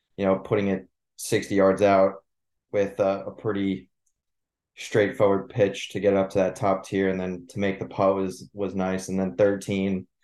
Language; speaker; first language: English; native; English